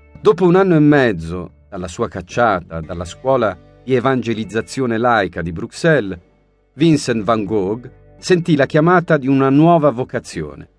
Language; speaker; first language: Italian; native; Italian